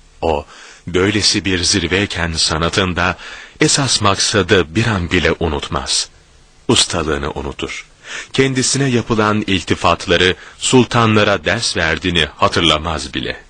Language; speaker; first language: Turkish; native; Turkish